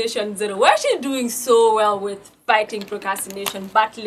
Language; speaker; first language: English; non-native, local second language; Wolof